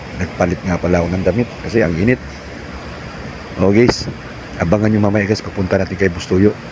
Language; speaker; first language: Filipino; native; Filipino